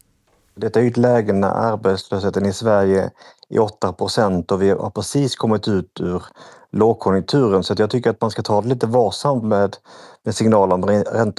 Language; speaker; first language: Swedish; native; Swedish